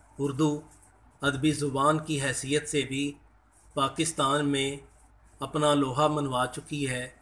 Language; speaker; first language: Urdu; non-native, local second language; Punjabi